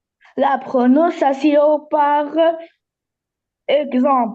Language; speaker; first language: French; non-native, learner; Arabic